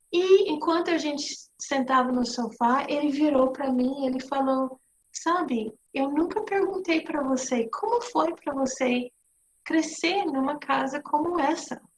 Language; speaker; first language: Portuguese; non-native, fluent; English